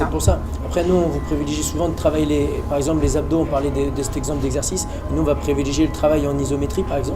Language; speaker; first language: French; native; French